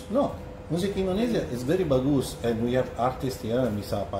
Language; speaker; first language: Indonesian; non-native, learner; English